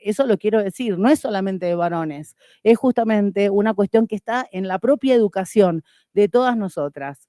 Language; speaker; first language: Spanish; native; Spanish